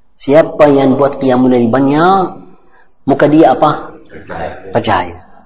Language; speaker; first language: Malay; non-native, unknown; Arabic